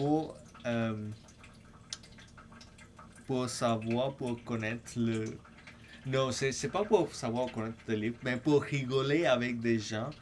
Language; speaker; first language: French; non-native, fluent; English